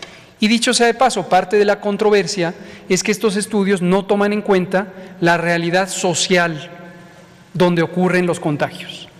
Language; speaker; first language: Spanish; native; Spanish